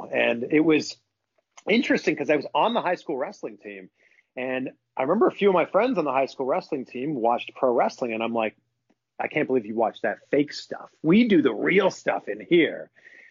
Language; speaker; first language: English; native; English